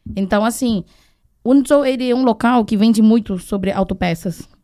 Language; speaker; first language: Portuguese; non-native, fluent; Chinese